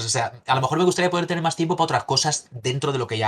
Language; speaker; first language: Spanish; native; Spanish